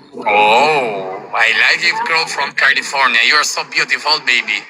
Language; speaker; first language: English; non-native, learner; Albanian